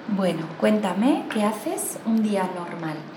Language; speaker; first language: Spanish; native; Spanish